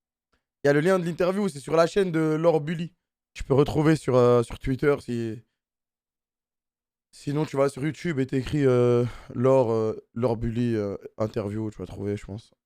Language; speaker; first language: French; native; French